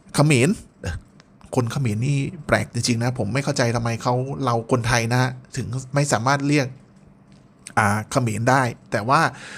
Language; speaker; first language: Thai; native; Thai